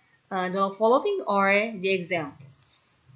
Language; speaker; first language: English; non-native, fluent; Indonesian